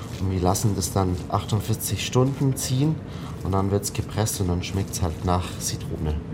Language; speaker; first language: German; non-native, fluent; Arabic